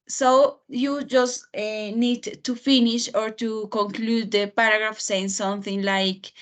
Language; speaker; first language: English; non-native, fluent; Spanish